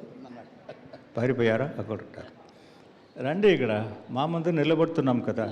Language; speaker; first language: Telugu; non-native, learner; Tamil